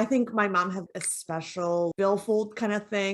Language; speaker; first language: English; native; English